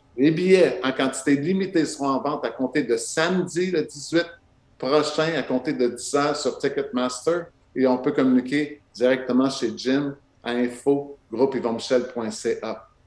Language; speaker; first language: French; native; French